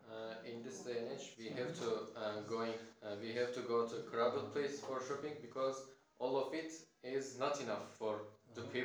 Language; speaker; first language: English; non-native, learner; Turkish